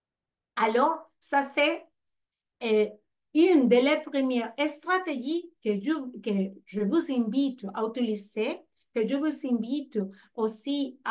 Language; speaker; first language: French; non-native, fluent; Spanish